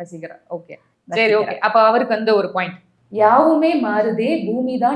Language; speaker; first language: Tamil; native; Tamil